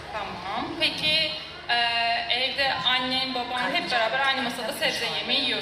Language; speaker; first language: Turkish; native; Turkish